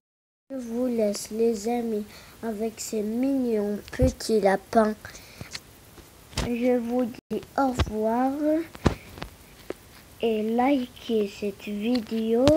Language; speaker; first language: French; non-native, local second language; Arabic